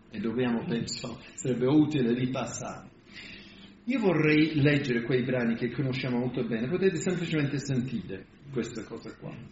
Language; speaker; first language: Italian; non-native, fluent; English